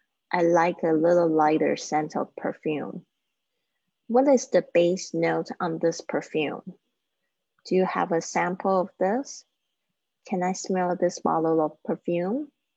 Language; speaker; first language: English; non-native, fluent; Chinese